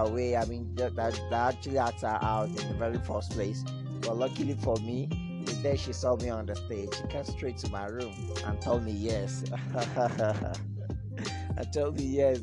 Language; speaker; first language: English; non-native, local second language; Yoruba